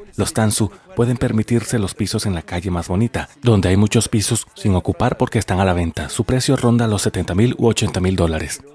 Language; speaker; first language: Spanish; non-native, fluent; Russian